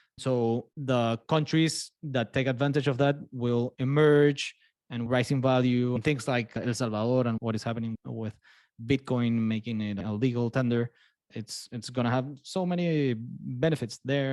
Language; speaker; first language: English; non-native, fluent; Spanish